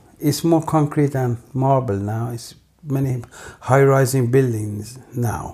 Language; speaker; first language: English; non-native, fluent; Persian